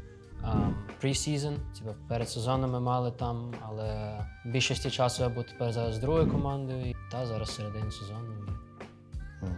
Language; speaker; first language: Ukrainian; early bilingual, other home language; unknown